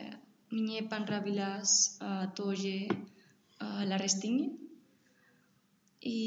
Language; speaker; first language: Russian; non-native, learner; Spanish